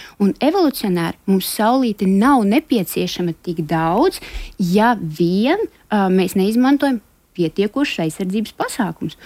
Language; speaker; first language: Latvian; non-native, local second language; Russian